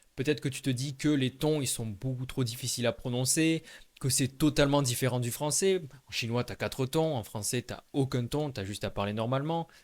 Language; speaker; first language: French; native; French